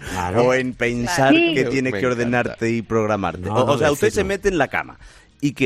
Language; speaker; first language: Spanish; native; Spanish